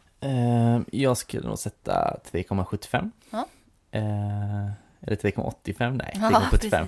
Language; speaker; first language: Swedish; native; Swedish